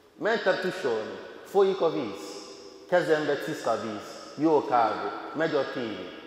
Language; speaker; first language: Hungarian; non-native, fluent; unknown